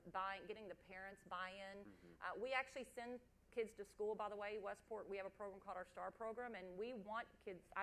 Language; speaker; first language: English; native; English